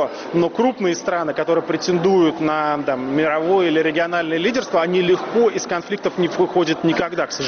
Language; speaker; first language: Russian; native; Russian